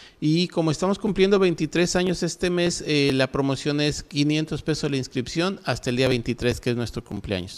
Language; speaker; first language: Spanish; native; Spanish